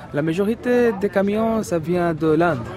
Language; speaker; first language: French; non-native, fluent; Bangla